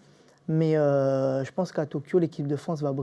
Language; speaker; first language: French; native; French